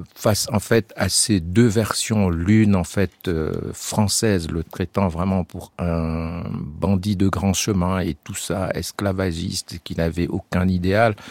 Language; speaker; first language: French; non-native, local second language; Arabic